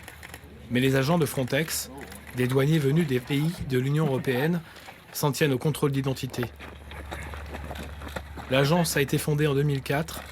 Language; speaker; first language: French; native; French